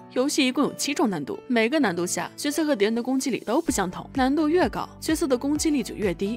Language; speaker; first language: Chinese; native; Chinese